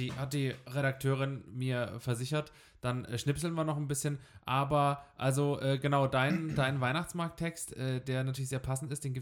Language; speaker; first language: German; native; German